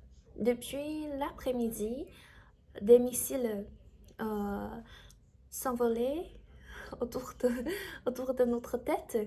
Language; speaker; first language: French; non-native, learner; Chinese